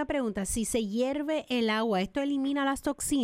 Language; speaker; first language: Spanish; native; Spanish